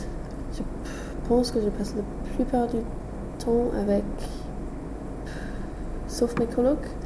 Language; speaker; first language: French; non-native, fluent; English